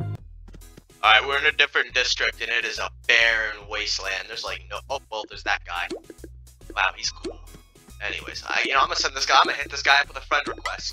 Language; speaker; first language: English; native; English